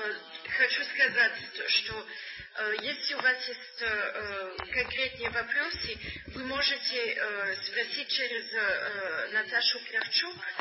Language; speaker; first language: Russian; non-native, learner; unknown